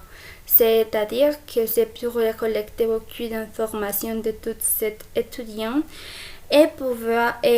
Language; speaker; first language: French; non-native, fluent; Spanish